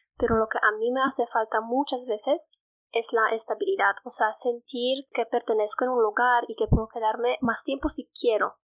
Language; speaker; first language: Spanish; non-native, fluent; Polish